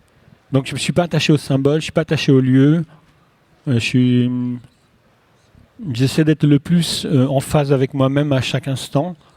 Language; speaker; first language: French; native; French